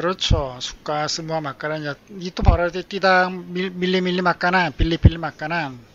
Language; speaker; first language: Korean; native; Korean